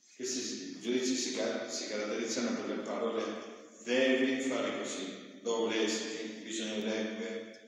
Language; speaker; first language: Italian; non-native, fluent; Spanish